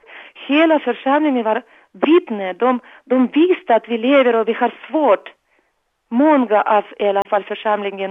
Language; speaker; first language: Swedish; non-native, learner; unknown